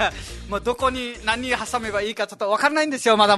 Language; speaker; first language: Japanese; non-native, fluent; Nepali